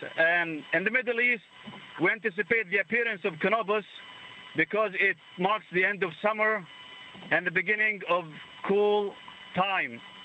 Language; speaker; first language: English; non-native, fluent; Arabic